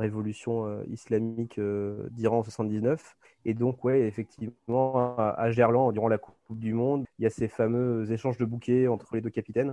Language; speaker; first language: French; native; French